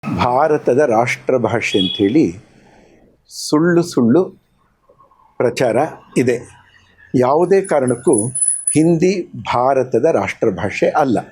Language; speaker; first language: Kannada; non-native, local second language; Telugu